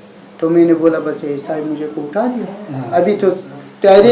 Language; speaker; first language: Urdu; non-native, learner; Persian